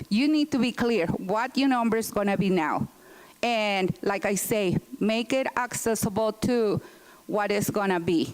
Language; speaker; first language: English; non-native, fluent; Spanish